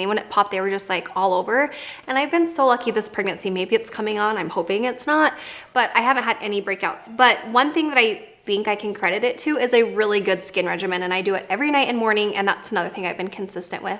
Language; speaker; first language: English; native; English